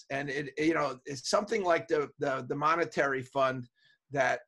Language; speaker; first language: English; native; English